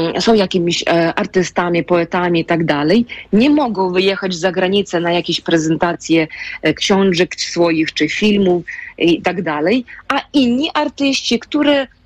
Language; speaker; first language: Polish; non-native, fluent; Ukrainian